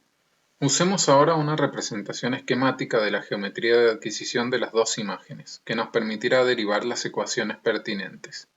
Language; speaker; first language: Spanish; native; Spanish